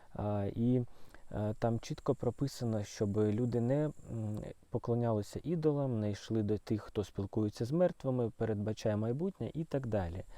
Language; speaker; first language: Ukrainian; non-native, local second language; Russian